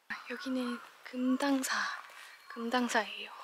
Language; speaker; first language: Korean; non-native, fluent; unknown